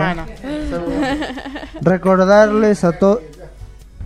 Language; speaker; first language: Spanish; native; Spanish